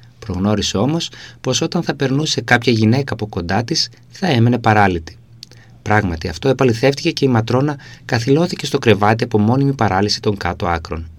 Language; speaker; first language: Greek; native; Greek